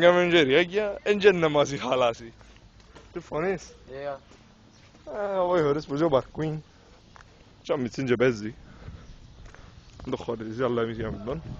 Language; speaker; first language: Greek; native; Greek